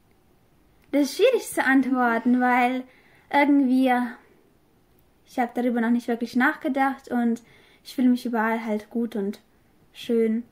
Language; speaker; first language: German; early bilingual, other home language; Russian